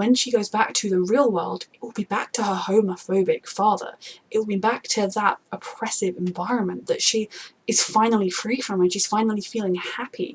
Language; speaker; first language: English; native; English